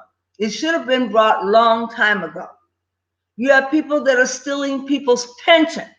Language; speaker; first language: English; native; English